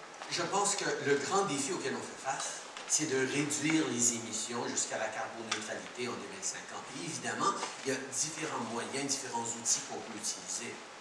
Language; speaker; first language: French; early bilingual, heritage; French